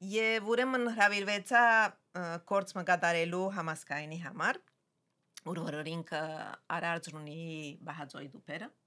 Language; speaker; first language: Armenian; early bilingual, heritage; Armenian